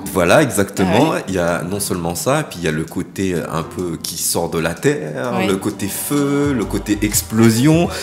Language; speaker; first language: French; native; French